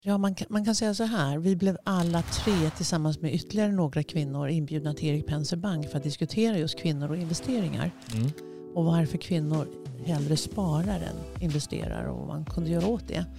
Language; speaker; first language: Swedish; native; Swedish